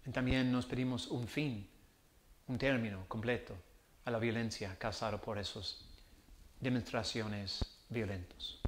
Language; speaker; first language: Spanish; non-native, learner; English